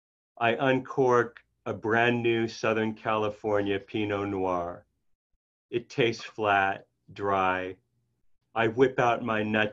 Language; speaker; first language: English; native; English